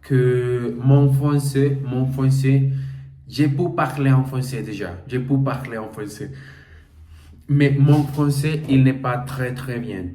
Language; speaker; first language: French; non-native, learner; Portuguese